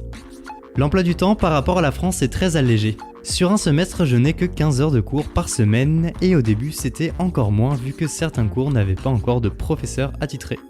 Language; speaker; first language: French; native; French